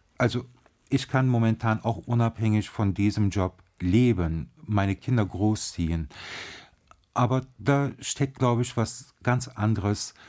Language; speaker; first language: German; early bilingual, other home language; Turkish